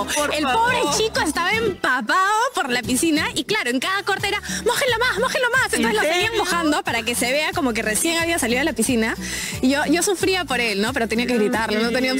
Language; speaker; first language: Spanish; native; Spanish